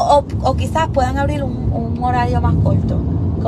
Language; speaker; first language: Spanish; native; Spanish